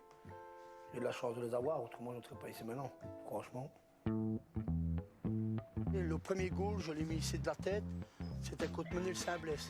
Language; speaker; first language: French; native; French